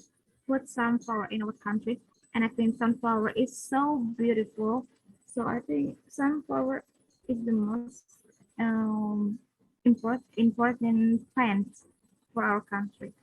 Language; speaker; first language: English; non-native, learner; Indonesian